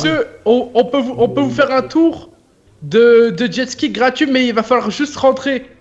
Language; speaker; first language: French; native; French